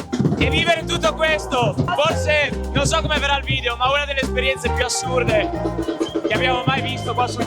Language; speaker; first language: Italian; native; Italian